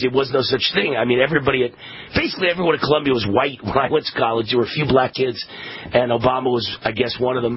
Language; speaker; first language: English; native; English